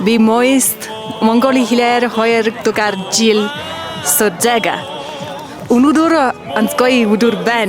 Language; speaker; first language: Mongolian; non-native, learner; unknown